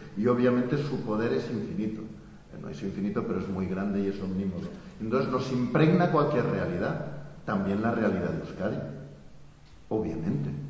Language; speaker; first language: Spanish; native; Spanish